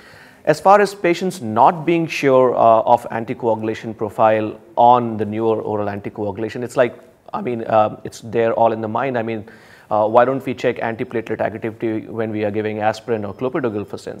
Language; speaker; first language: English; non-native, local second language; Hindi